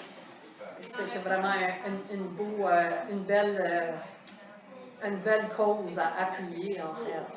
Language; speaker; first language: French; native; French